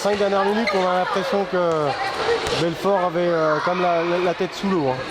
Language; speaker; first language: French; native; French